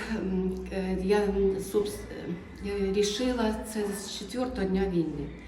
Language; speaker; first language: Ukrainian; non-native, local second language; Russian